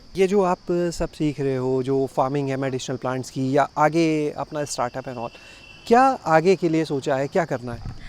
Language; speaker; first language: Hindi; native; Hindi